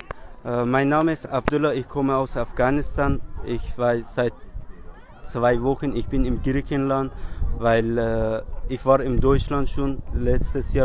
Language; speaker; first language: German; non-native, learner; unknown